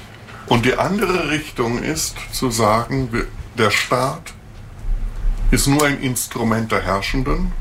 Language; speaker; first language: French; non-native, learner; German